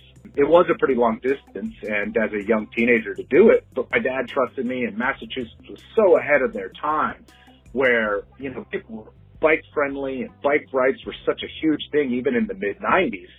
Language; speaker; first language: English; native; English